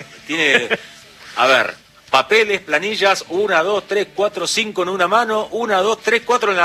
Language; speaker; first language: Spanish; native; Spanish